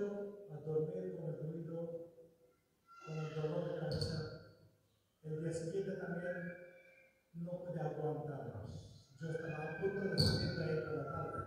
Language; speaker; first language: Spanish; non-native, fluent; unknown